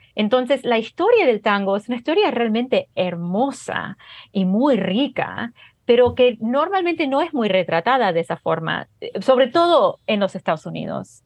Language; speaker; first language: Spanish; early bilingual, heritage; Spanish